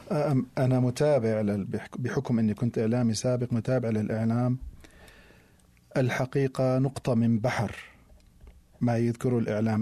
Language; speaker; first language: Arabic; native; Arabic